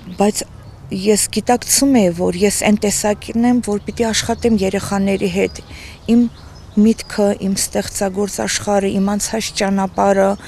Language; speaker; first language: Armenian; native; Armenian